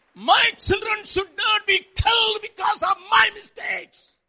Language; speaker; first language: English; non-native, local second language; Tamil